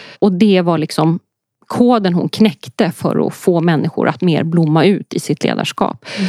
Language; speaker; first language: Swedish; early bilingual, other home language; Polish